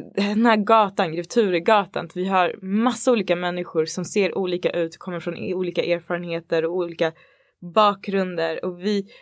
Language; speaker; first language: Swedish; early bilingual, other home language; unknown